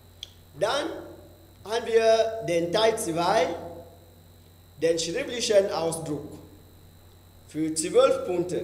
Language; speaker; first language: German; non-native, fluent; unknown